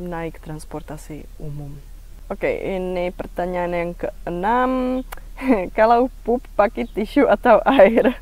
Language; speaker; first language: Indonesian; non-native, fluent; Czech